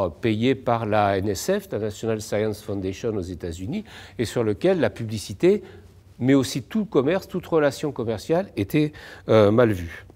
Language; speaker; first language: French; native; French